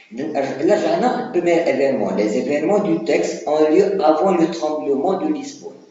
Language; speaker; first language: French; non-native, local second language; Arabic